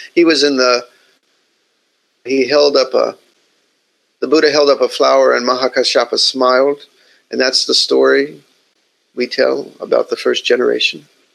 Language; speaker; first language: English; native; English